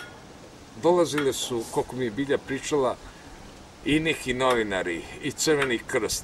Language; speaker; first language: Serbian; native; Serbian